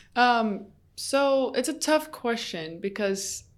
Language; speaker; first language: English; early bilingual, other home language; Arabic